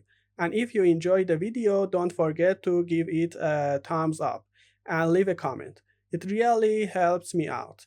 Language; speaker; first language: English; non-native, fluent; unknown